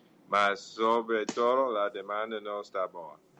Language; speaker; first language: Portuguese; non-native, fluent; English